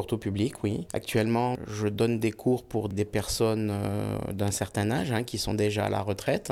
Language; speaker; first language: French; native; French